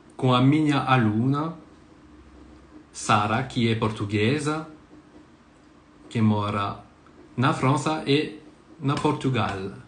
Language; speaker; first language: Portuguese; non-native, learner; French